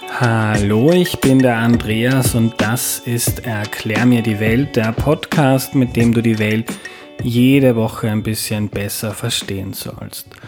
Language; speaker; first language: German; native; German